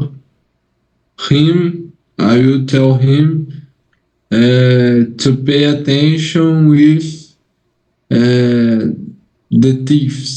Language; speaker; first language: English; non-native, learner; Portuguese